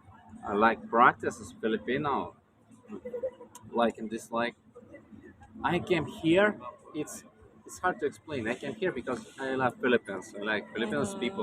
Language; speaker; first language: English; non-native, learner; Russian